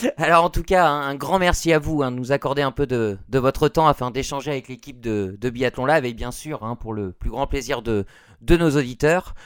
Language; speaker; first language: French; native; French